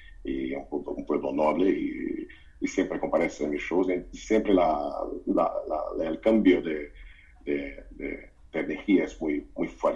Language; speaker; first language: Spanish; non-native, fluent; Portuguese